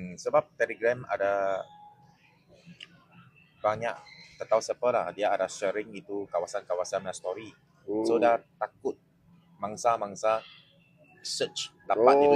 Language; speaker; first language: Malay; non-native, local second language; Chinese